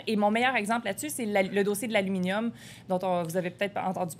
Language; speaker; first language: French; native; French